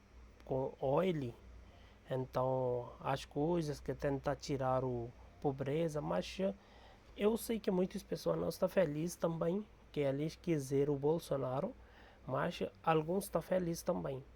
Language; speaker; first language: Portuguese; non-native, learner; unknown